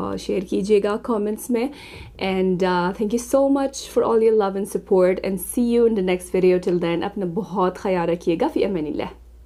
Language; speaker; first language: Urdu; non-native, fluent; Arabic